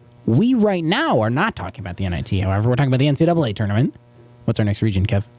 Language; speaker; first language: English; native; English